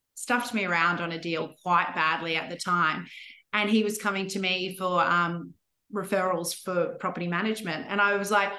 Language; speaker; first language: English; native; English